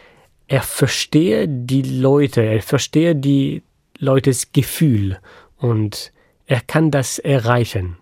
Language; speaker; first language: German; non-native, fluent; French